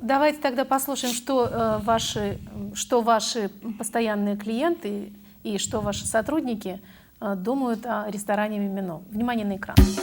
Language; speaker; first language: Russian; native; Russian